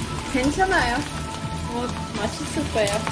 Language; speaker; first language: Korean; non-native, learner; Polish